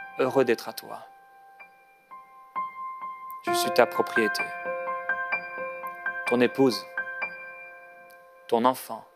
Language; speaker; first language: French; non-native, local second language; Haitian Creole